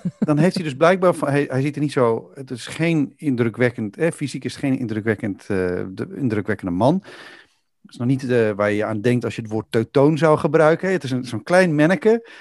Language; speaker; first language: Dutch; native; Dutch